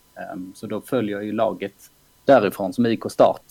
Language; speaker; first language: Swedish; native; Swedish